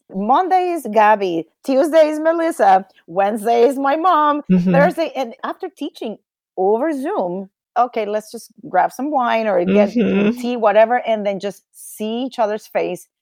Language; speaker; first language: English; non-native, fluent; Spanish